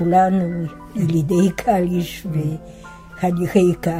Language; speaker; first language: Hebrew; non-native, fluent; Yiddish